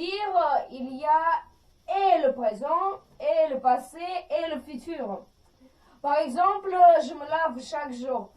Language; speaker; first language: French; non-native, fluent; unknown